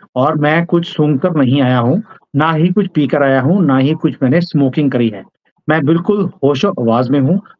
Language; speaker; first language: Hindi; native; Hindi